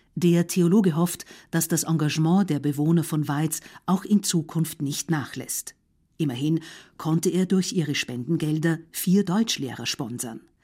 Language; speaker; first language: German; native; German